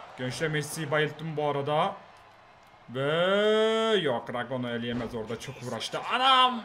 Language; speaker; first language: Turkish; native; Turkish